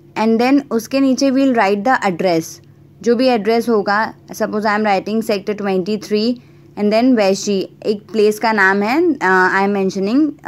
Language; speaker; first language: Hindi; native; Hindi